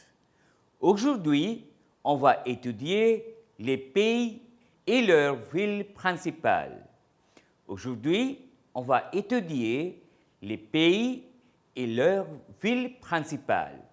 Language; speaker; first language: French; non-native, fluent; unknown